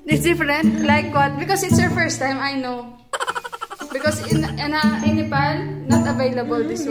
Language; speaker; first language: English; non-native, local second language; Filipino